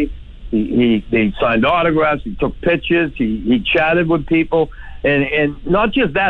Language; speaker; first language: English; native; English